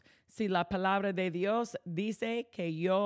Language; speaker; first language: Spanish; non-native, fluent; English